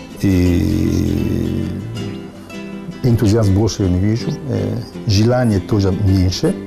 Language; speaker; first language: Russian; non-native, learner; Italian